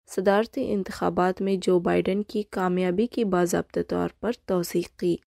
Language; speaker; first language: Urdu; non-native, local second language; Baluchi